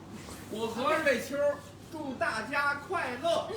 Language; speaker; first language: Chinese; native; Chinese